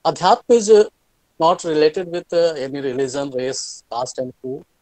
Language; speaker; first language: English; non-native, local second language; Hindi